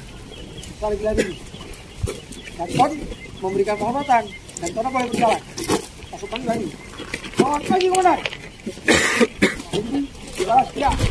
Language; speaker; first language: Indonesian; native; Indonesian